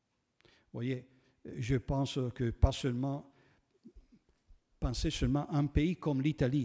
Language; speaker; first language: French; non-native, fluent; Italian